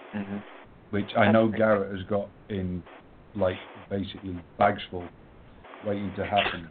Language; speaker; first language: English; native; English